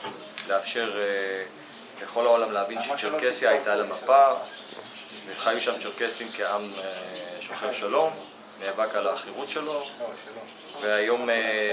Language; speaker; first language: Hebrew; non-native, local second language; Adyghe